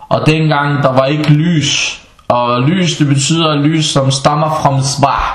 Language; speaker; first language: Danish; early bilingual, other home language; Arabic